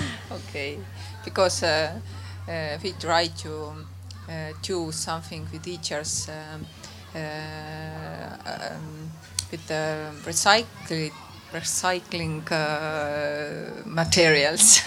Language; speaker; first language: English; non-native, learner; Estonian